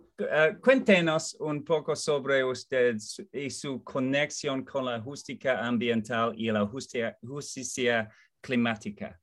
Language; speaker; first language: Spanish; non-native, learner; English